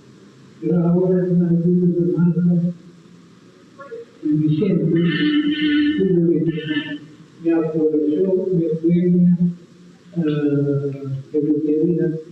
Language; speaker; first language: Spanish; non-native, learner; Persian